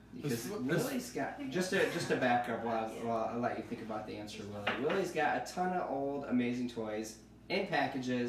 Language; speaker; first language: English; native; English